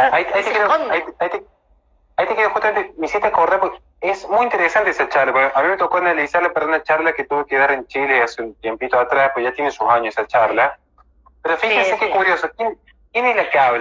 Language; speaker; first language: Spanish; native; Spanish